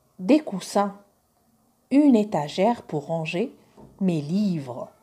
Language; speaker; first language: French; non-native, local second language; Arabic